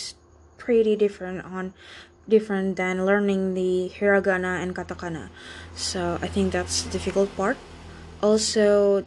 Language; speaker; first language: English; non-native, fluent; Indonesian